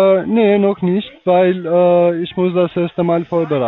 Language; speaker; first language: German; non-native, learner; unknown